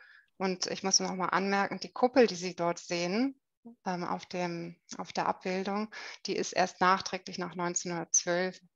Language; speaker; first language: German; native; German